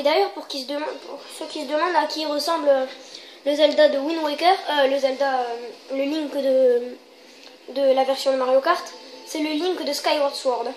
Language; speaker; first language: French; native; French